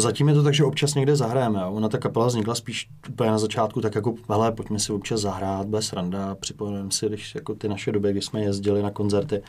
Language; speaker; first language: Czech; native; Czech